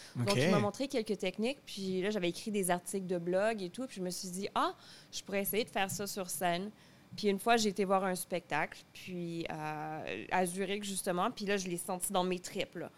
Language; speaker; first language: French; native; French